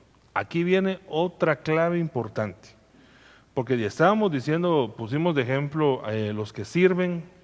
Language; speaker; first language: Spanish; native; Spanish